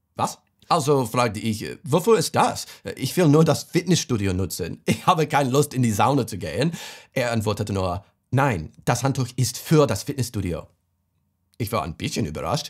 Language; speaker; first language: German; non-native, fluent; English